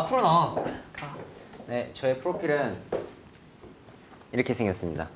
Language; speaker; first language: Korean; native; Korean